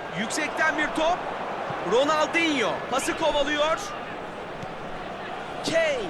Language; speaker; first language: Turkish; native; Turkish